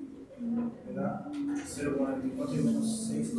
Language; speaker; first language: Spanish; native; Spanish